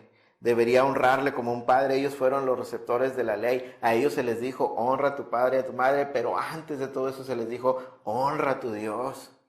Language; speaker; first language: Spanish; native; Spanish